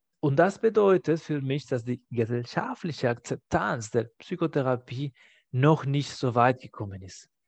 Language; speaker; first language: German; non-native, fluent; Spanish